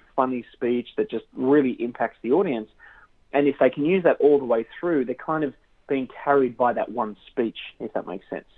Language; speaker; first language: English; native; English